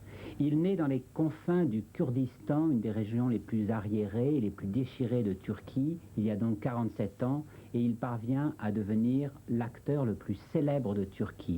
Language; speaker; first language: French; native; French